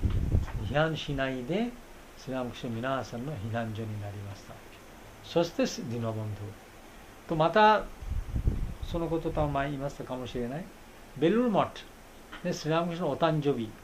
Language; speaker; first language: Japanese; non-native, fluent; Bangla